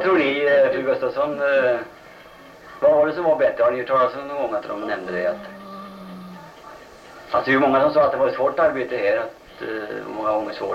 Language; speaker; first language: Swedish; native; Swedish